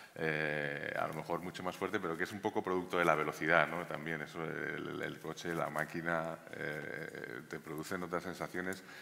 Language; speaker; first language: Spanish; native; Spanish